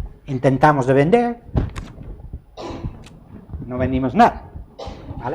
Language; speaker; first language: Spanish; non-native, fluent; Dutch